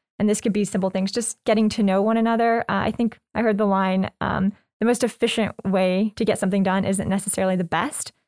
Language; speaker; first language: English; native; English